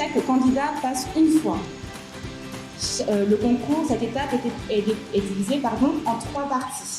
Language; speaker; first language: French; native; French